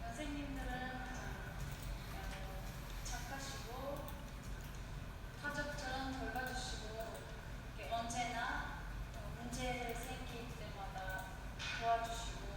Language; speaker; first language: Korean; non-native, fluent; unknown